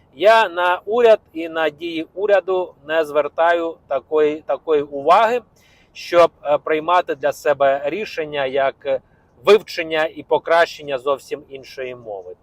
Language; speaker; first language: Ukrainian; non-native, local second language; Russian